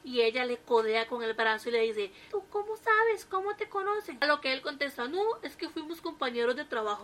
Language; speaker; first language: Spanish; native; Spanish